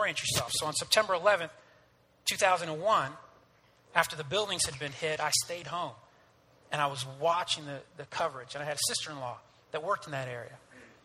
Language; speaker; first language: English; native; English